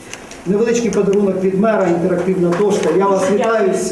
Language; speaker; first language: Ukrainian; native; Ukrainian